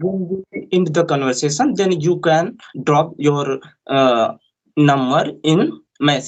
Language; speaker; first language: English; non-native, learner; Hindi